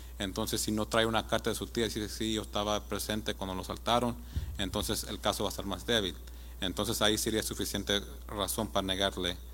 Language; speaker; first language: Spanish; early bilingual, heritage; Spanish